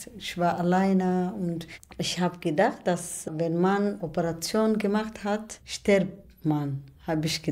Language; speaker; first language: German; non-native, learner; Somali